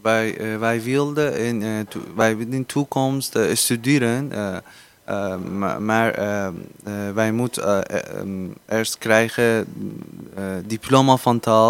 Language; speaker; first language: Dutch; non-native, learner; Persian